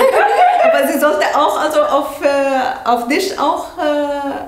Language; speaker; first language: German; non-native, learner; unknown